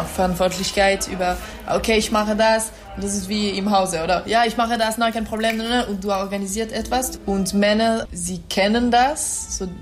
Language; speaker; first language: German; non-native, fluent; English